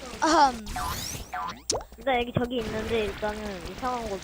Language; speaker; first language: Korean; native; Korean